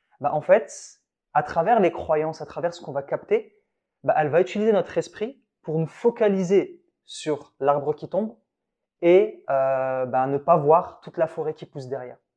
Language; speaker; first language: French; early bilingual, other home language; Arabic